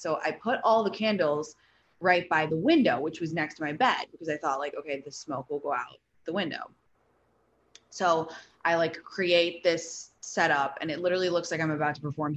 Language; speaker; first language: English; native; English